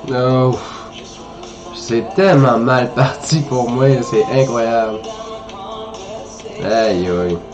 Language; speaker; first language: French; native; French